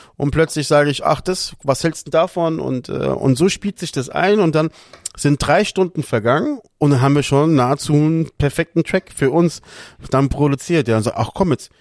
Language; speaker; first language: German; early bilingual, other home language; Portuguese